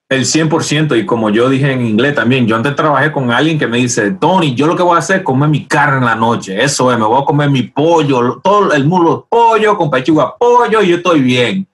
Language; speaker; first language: Spanish; early bilingual, heritage; Spanish